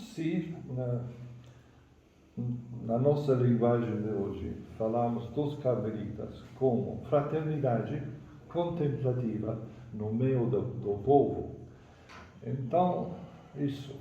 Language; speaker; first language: Portuguese; non-native, fluent; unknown